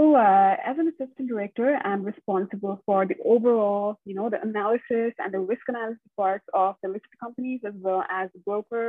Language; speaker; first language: English; non-native, local second language; Nepali